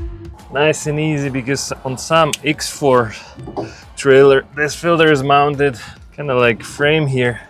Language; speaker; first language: English; non-native, fluent; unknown